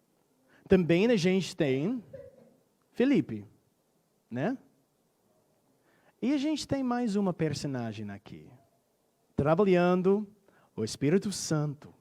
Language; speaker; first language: Portuguese; non-native, fluent; English